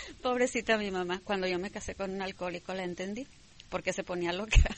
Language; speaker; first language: Spanish; native; Spanish